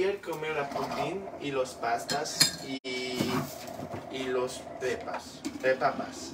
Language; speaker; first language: Spanish; early bilingual, heritage; Spanish